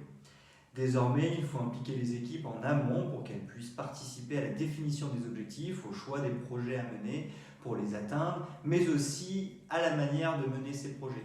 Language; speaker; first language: French; native; French